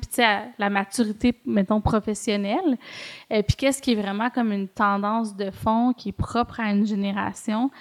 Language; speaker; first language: French; native; French